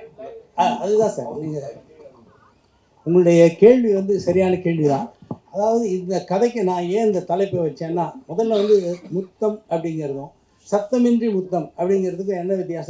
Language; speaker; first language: Tamil; native; Tamil